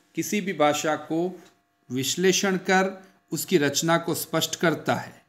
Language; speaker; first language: Hindi; native; Hindi